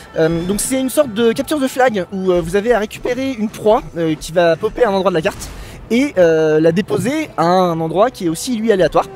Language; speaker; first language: French; native; French